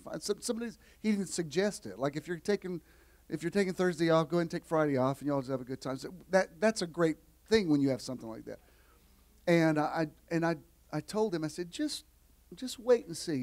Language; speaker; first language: English; native; English